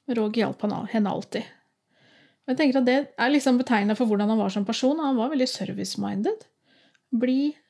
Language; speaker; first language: Norwegian; native; Norwegian